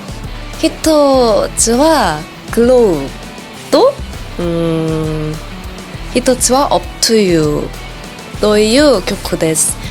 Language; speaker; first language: Japanese; non-native, learner; Korean